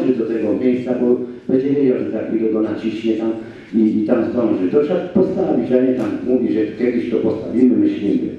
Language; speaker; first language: Polish; native; Polish